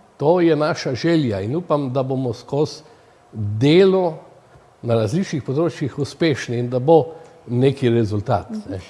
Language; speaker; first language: Slovenian; native; Slovenian